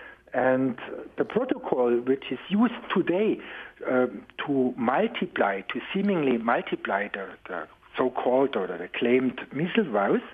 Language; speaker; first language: English; non-native, fluent; German